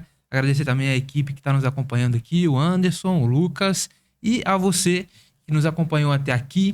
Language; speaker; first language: Portuguese; native; Portuguese